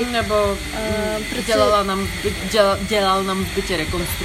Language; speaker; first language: Czech; early bilingual, heritage; Czech